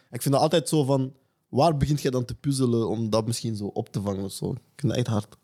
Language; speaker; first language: Dutch; native; Dutch